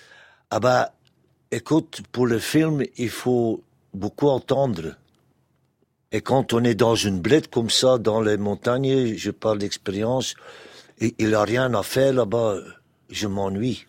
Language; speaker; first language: French; non-native, local second language; Dutch